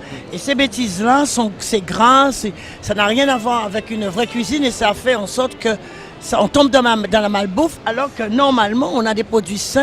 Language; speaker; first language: French; native; French